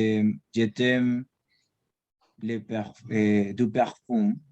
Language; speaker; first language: French; non-native, learner; Spanish